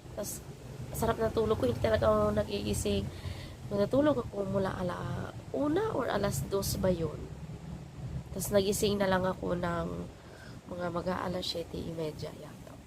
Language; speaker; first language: Filipino; non-native, local second language; Cebuano